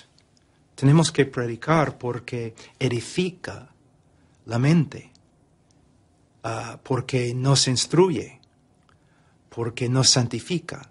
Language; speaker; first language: Spanish; non-native, fluent; English